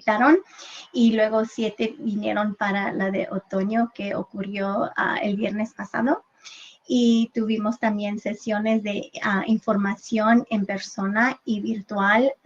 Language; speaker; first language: Spanish; early bilingual, heritage; English